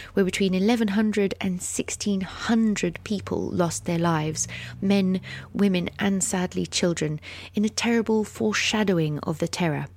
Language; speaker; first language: English; native; English